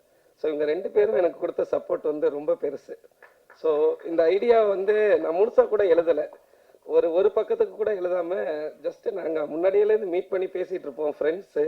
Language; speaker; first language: Tamil; native; Tamil